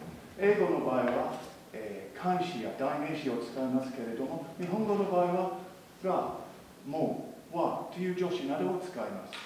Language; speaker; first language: Japanese; non-native, fluent; English